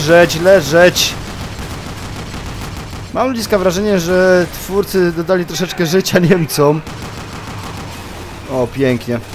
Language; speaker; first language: Polish; native; Polish